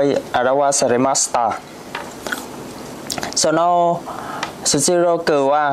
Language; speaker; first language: Japanese; non-native, learner; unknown